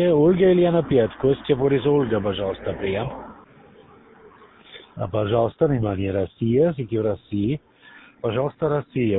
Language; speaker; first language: Russian; non-native, learner; German